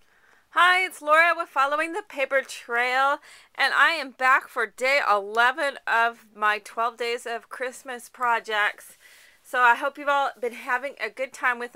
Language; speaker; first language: English; native; English